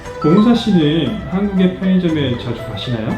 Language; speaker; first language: Korean; native; Korean